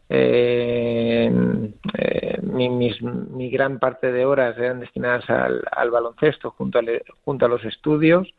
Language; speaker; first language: Spanish; native; Spanish